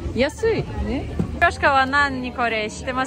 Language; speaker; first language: Japanese; non-native, learner; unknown